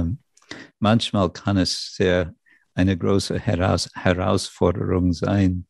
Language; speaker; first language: German; non-native, fluent; English